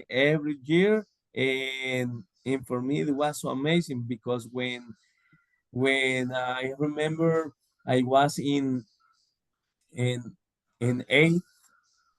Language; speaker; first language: English; non-native, learner; Spanish